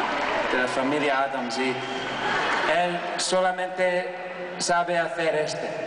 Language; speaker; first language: Spanish; non-native, learner; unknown